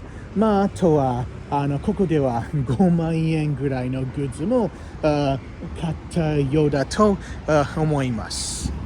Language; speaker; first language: Japanese; non-native, learner; English